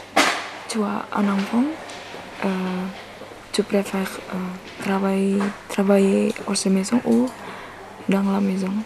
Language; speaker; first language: French; non-native, learner; Indonesian